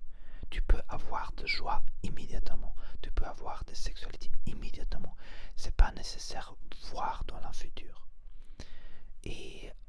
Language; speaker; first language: French; non-native, learner; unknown